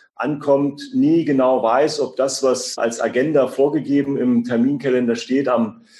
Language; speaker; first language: German; native; German